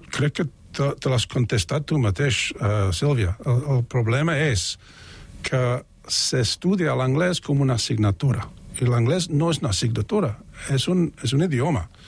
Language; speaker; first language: Catalan; non-native, fluent; English